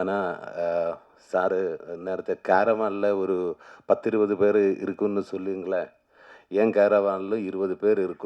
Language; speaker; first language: Tamil; non-native, learner; Malayalam